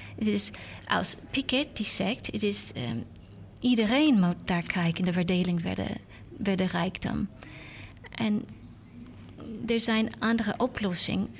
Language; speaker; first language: Dutch; non-native, learner; English